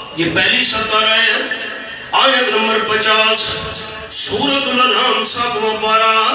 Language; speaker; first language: Urdu; non-native, local second language; Pashto